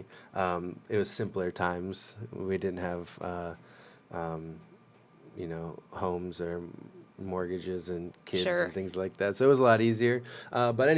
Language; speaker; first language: English; native; English